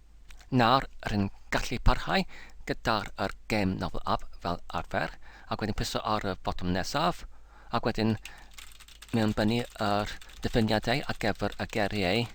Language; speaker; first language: Welsh; non-native, learner; English